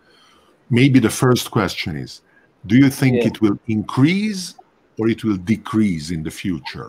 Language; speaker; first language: English; non-native, fluent; Hungarian